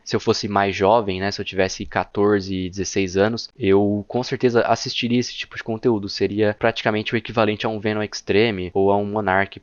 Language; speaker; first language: Portuguese; native; Portuguese